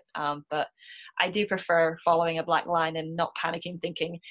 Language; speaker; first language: English; native; English